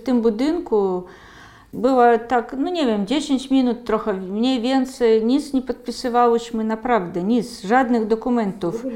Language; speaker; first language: Polish; early bilingual, heritage; Polish